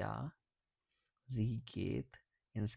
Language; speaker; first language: German; non-native, fluent; English